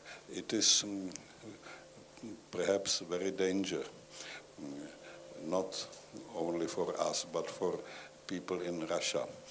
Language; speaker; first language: English; non-native, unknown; Czech